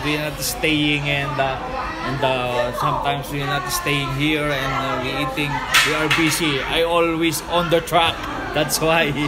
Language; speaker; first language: English; non-native, local second language; Filipino